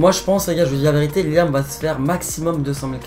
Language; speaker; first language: French; native; French